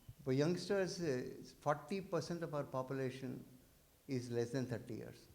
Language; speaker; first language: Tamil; non-native, local second language; Hindi